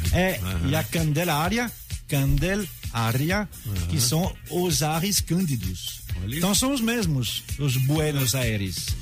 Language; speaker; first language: Portuguese; non-native, fluent; French